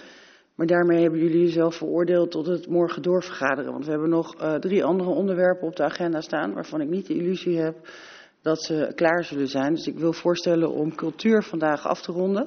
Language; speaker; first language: Dutch; native; Dutch